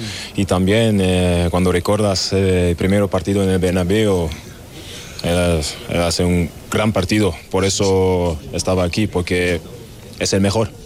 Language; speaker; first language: Spanish; non-native, learner; German